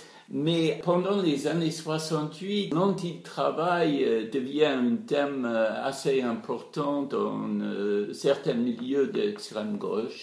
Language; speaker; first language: French; non-native, fluent; English